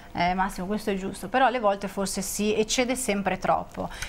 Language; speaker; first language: Italian; native; Italian